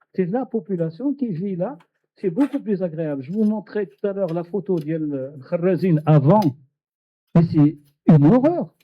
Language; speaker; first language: French; non-native, local second language; Arabic